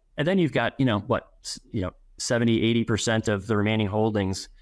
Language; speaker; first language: English; native; English